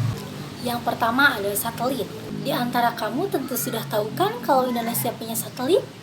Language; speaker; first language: Indonesian; native; Indonesian